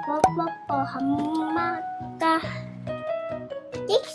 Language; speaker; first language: Japanese; early bilingual, heritage; Japanese